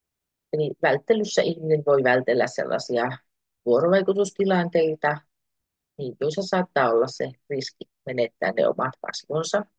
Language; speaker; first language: Finnish; native; Finnish